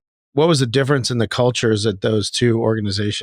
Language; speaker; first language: English; native; English